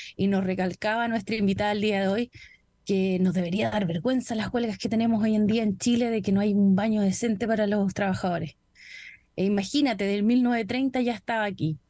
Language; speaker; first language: Spanish; native; Spanish